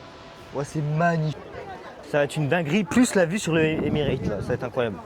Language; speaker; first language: French; native; French